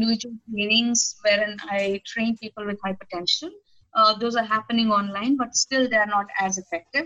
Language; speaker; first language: English; non-native, local second language; Telugu